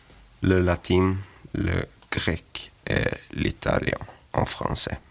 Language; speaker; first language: French; non-native, learner; Swedish